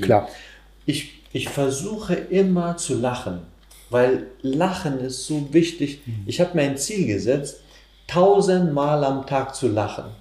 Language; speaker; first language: German; non-native, fluent; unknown